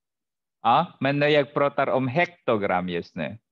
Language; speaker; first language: Swedish; non-native, fluent; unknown